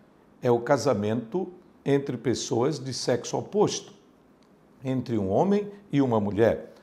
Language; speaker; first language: Portuguese; native; Portuguese